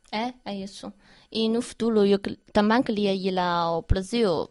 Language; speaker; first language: Portuguese; non-native, learner; Chinese